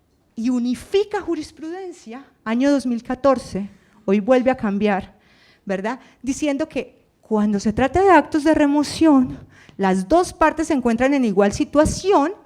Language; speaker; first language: Spanish; native; Spanish